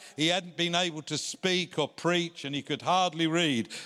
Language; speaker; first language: English; native; English